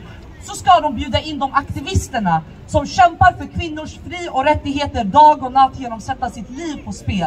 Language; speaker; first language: Swedish; early bilingual, other home language; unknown